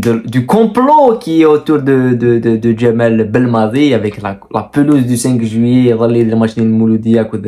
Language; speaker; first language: French; non-native, local second language; Kabyle